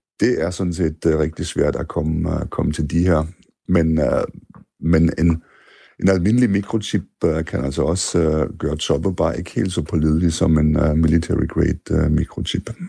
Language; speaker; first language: Danish; non-native, fluent; German